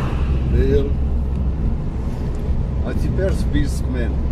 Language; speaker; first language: Russian; non-native, local second language; Armenian